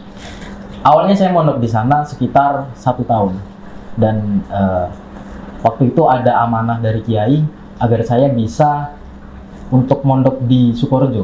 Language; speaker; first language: Indonesian; non-native, local second language; Javanese